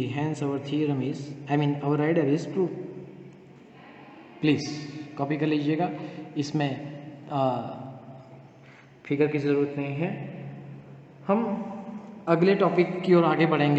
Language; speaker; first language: Hindi; native; Hindi